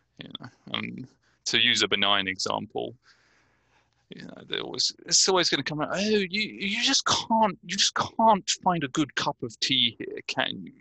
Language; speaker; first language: English; native; English